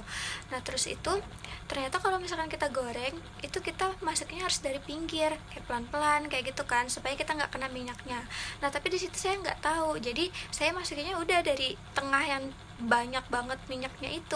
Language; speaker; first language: Indonesian; native; Indonesian